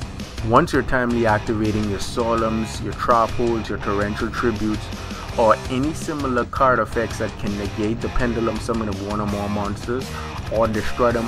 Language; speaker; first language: English; native; English